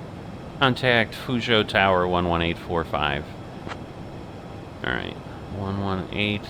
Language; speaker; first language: English; native; English